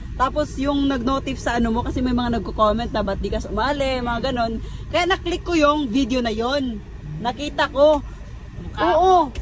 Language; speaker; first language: Filipino; non-native, local second language; Cebuano